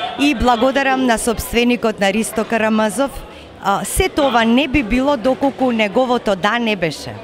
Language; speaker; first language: Macedonian; native; Macedonian